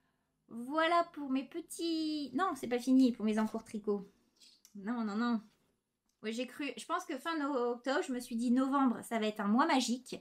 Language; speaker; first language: French; native; French